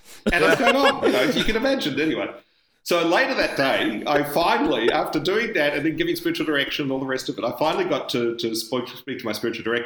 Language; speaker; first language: English; native; English